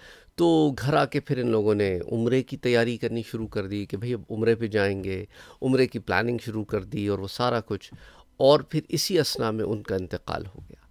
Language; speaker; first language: Urdu; native; Urdu